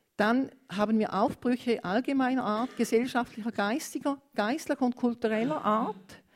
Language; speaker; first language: German; non-native, fluent; Romanian